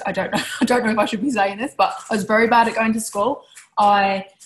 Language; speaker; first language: English; native; English